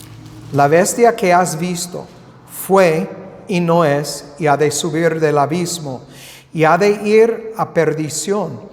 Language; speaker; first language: Spanish; non-native, fluent; English